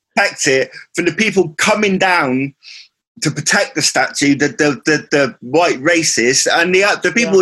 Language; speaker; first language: English; native; English